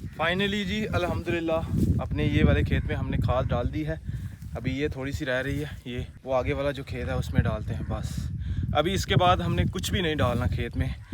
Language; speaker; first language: Urdu; non-native, local second language; Punjabi